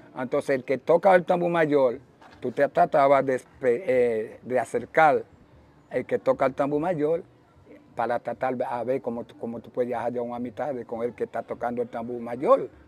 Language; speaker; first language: Spanish; early bilingual, other home language; Haitian Creole